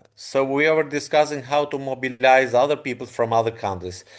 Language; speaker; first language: English; non-native, fluent; Albanian